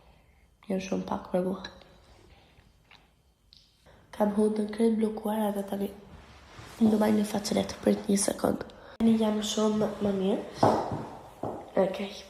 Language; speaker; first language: Albanian; early bilingual, heritage; Albanian